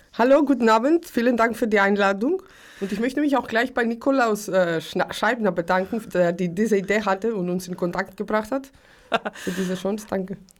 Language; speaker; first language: German; early bilingual, other home language; Greek